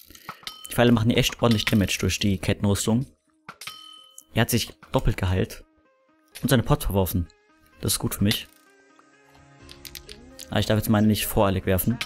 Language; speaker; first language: German; native; German